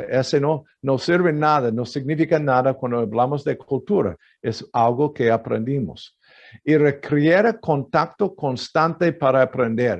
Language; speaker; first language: Spanish; non-native, fluent; English